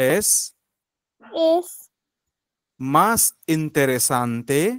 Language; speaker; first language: Spanish; non-native, fluent; Marathi